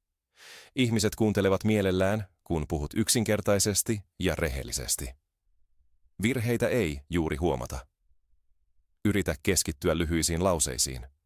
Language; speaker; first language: Finnish; non-native, fluent; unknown